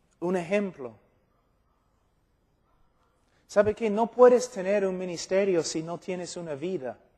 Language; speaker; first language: Spanish; non-native, fluent; English